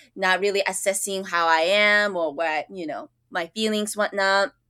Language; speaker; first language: English; early bilingual, other home language; Japanese